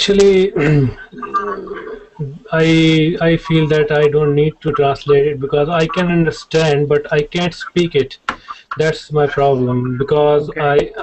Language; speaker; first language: English; non-native, learner; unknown